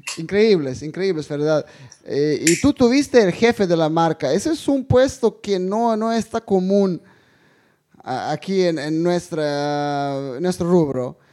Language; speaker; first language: Spanish; non-native, fluent; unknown